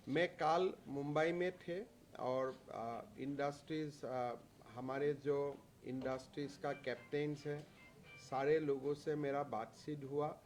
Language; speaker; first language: Hindi; non-native, local second language; Assamese